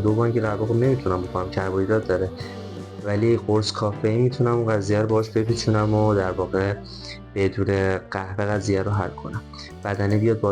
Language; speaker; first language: Persian; native; Persian